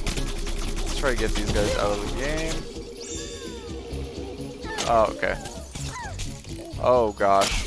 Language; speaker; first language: English; native; English